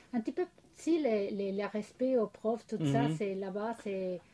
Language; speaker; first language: French; non-native, fluent; Spanish